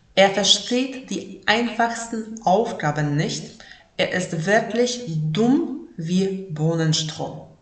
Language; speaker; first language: German; non-native, fluent; Polish